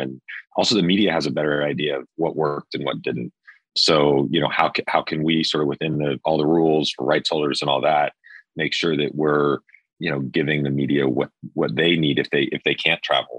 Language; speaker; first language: English; native; English